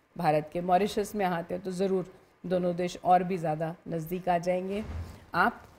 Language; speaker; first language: Hindi; native; Hindi